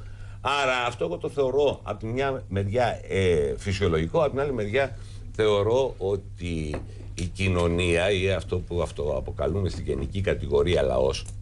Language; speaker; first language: Greek; native; Greek